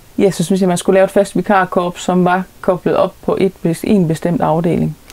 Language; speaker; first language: Danish; native; Danish